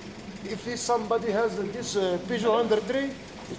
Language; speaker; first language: English; non-native, learner; Arabic